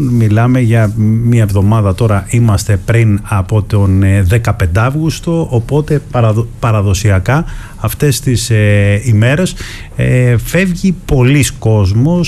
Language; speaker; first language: Greek; native; Greek